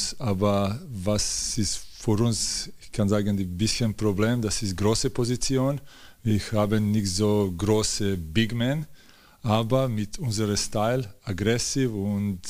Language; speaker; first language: German; non-native, fluent; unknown